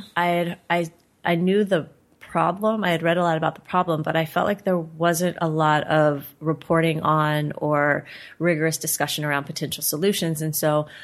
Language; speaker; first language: English; native; English